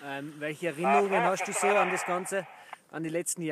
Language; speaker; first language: German; native; German